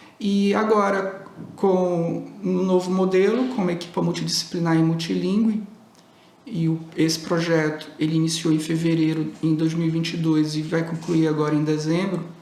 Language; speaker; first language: Portuguese; native; Portuguese